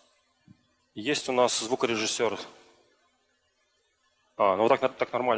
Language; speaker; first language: Russian; native; Russian